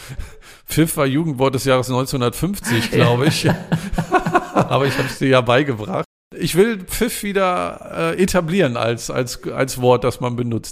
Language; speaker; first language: German; native; German